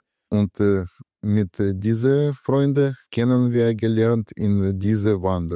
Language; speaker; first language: German; non-native, learner; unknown